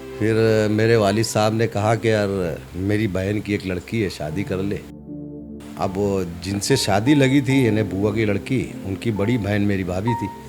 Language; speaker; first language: Hindi; non-native, local second language; Urdu